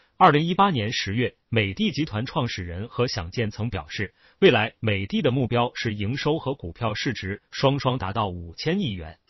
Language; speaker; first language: Chinese; native; Chinese